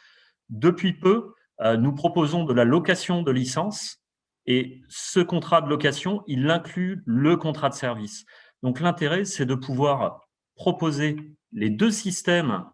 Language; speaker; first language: French; native; French